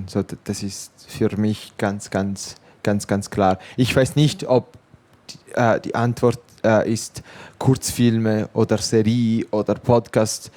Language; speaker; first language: German; non-native, fluent; Italian